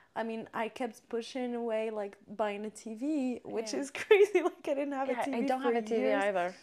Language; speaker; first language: English; non-native, fluent; French